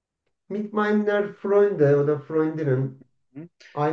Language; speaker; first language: German; non-native, learner; Turkish